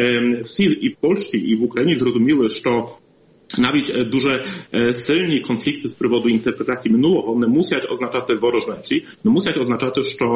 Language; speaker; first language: Polish; non-native, learner; Ukrainian